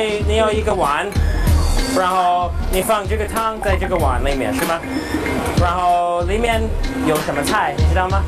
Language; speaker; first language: Chinese; non-native, fluent; English